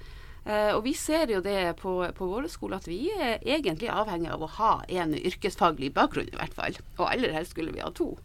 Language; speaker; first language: Norwegian; native; Norwegian